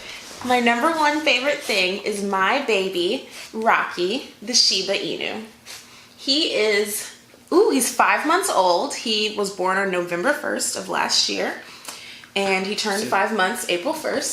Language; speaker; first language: English; native; English